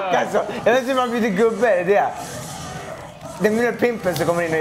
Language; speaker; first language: Swedish; native; Swedish